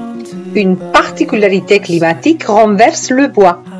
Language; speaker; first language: French; non-native, fluent; Italian